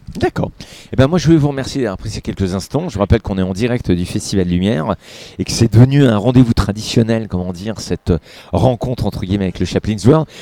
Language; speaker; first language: French; native; French